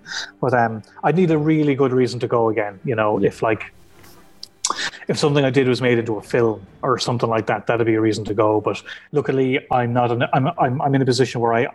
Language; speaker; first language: English; native; English